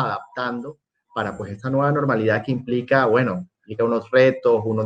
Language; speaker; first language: Spanish; native; Spanish